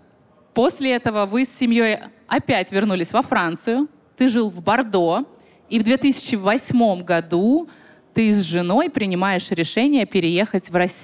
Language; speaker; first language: Russian; native; Russian